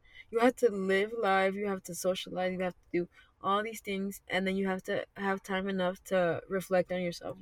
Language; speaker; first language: English; early bilingual, other home language; Spanish